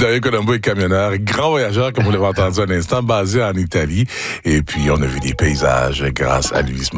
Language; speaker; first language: French; native; French